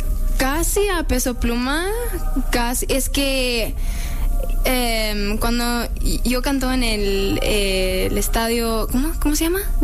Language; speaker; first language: Spanish; early bilingual, heritage; English